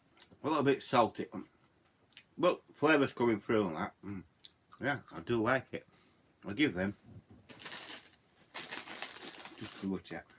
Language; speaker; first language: English; native; English